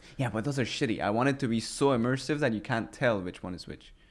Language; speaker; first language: English; early bilingual, other home language; Persian